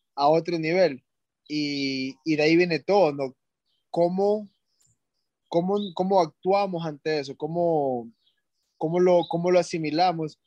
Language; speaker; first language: Spanish; native; Spanish